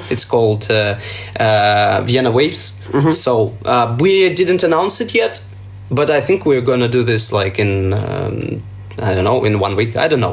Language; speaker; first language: English; non-native, learner; Ukrainian